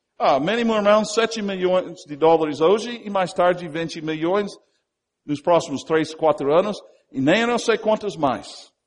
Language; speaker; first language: Portuguese; non-native, fluent; English